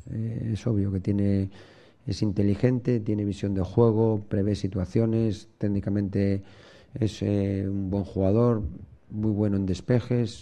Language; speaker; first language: Spanish; native; Spanish